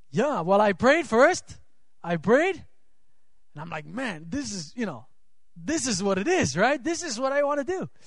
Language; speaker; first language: English; non-native, fluent; Swiss German